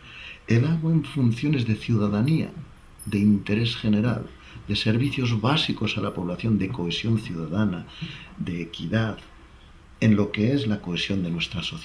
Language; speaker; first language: Spanish; native; Spanish